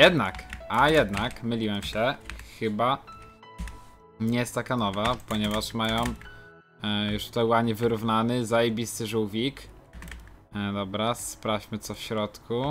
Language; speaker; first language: Polish; native; Polish